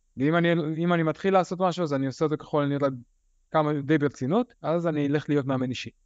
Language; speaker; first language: Hebrew; early bilingual, other home language; Russian